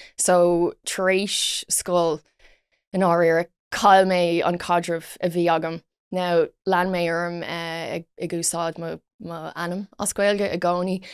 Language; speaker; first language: Irish; non-native, local second language; English